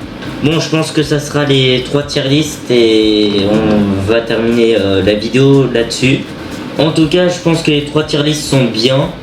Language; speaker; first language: French; native; French